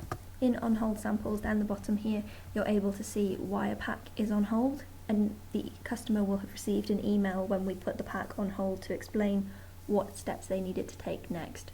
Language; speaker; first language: English; native; English